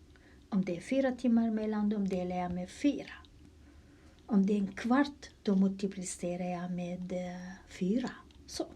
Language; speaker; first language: Swedish; non-native, fluent; Kurdish